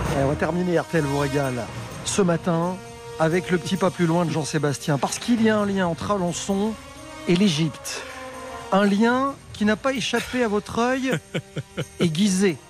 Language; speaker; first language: French; native; French